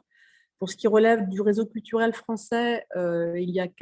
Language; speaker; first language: French; native; French